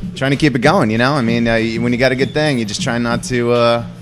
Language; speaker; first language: English; native; English